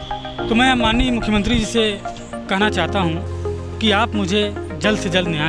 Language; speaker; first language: Hindi; native; Hindi